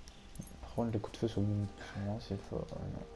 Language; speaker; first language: French; native; French